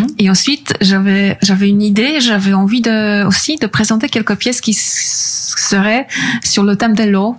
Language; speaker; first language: French; non-native, fluent; Polish